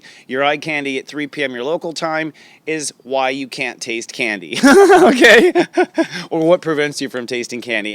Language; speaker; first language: English; native; English